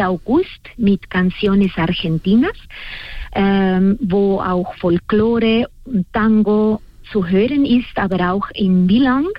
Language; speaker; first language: German; non-native, fluent; Spanish